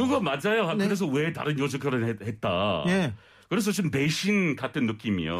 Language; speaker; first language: Korean; non-native, learner; English